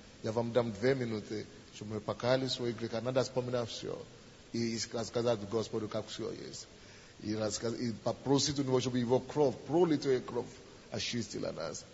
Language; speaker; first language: Russian; non-native, fluent; Yoruba